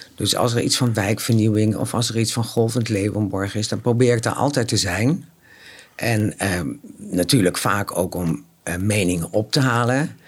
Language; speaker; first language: Dutch; native; Dutch